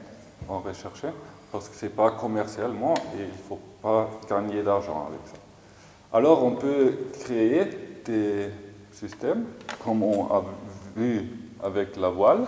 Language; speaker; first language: French; non-native, fluent; German